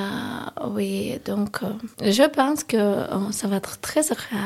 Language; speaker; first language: French; non-native, learner; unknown